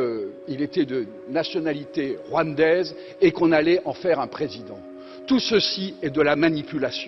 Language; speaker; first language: French; native; French